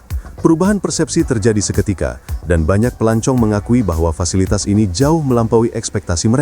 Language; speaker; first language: Indonesian; native; Indonesian